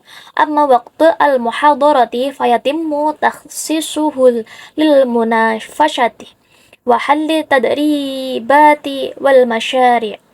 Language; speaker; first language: Arabic; non-native, learner; Indonesian